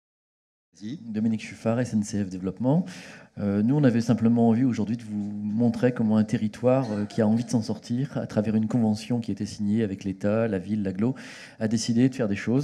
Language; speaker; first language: French; native; French